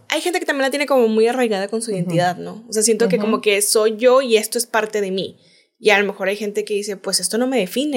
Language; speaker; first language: Spanish; native; Spanish